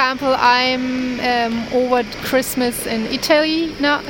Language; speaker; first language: English; non-native, learner; Turkish